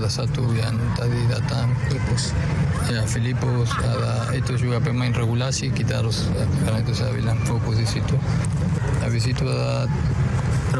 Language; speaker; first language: Indonesian; non-native, fluent; Spanish